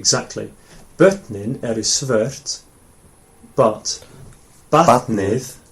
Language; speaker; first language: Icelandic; non-native, fluent; English